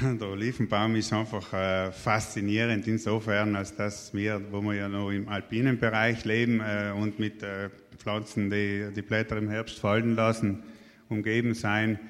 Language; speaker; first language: German; native; German